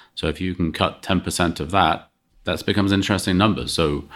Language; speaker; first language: English; native; English